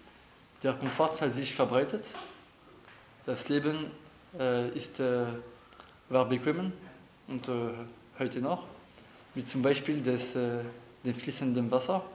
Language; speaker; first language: German; non-native, learner; French